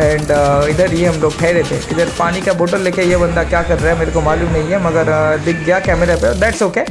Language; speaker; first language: Hindi; non-native, local second language; Bangla